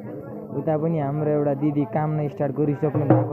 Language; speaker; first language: Nepali; native; Nepali